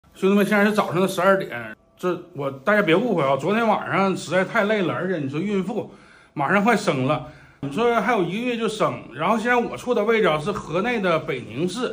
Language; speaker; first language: Chinese; native; Chinese